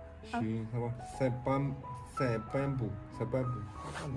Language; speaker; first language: Indonesian; non-native, learner; Chinese